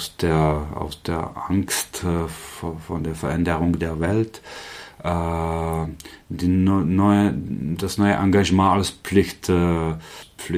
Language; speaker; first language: German; non-native, fluent; Czech